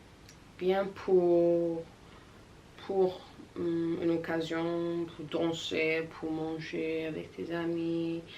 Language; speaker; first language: French; non-native, learner; English